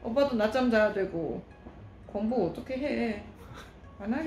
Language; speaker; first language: Korean; non-native, fluent; Chinese